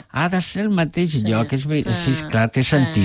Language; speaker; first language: Catalan; native; Catalan